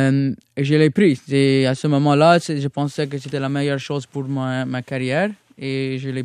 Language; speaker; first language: French; non-native, local second language; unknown